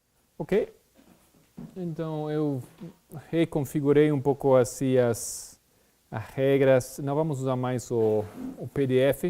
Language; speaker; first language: Portuguese; non-native, fluent; Spanish